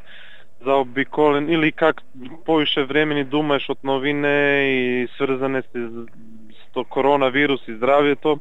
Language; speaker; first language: Bulgarian; non-native, learner; Serbian